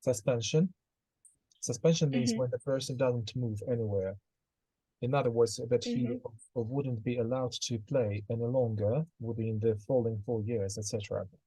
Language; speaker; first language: English; non-native, fluent; Russian